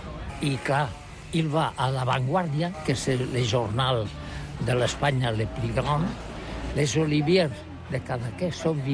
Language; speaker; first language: French; non-native, learner; Catalan